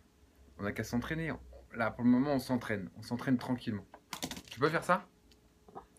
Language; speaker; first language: French; native; French